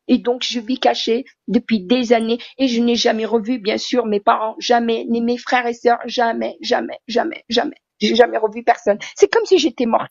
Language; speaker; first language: French; early bilingual, other home language; Riffian